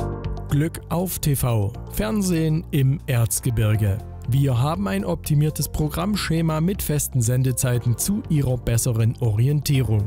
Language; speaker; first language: German; native; German